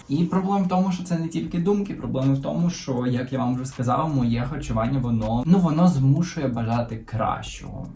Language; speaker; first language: Ukrainian; non-native, local second language; Russian